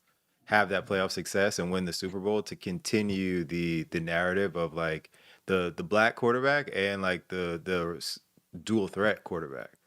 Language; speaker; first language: English; native; English